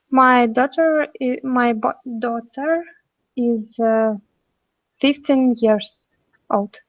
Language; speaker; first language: English; non-native, learner; Russian